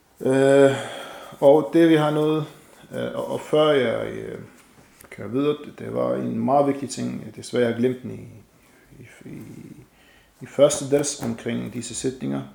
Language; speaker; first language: Danish; non-native, fluent; Arabic